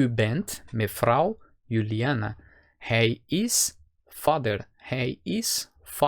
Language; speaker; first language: Dutch; non-native, fluent; Portuguese